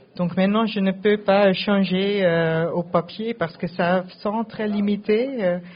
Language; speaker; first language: French; non-native, fluent; Dutch